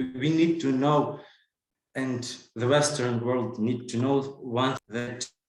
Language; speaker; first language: English; non-native, learner; Ukrainian